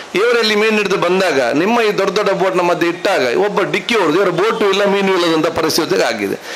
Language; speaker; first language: Kannada; non-native, local second language; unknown